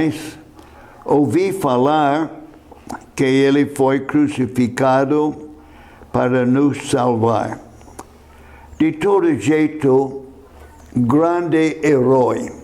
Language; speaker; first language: Portuguese; non-native, fluent; English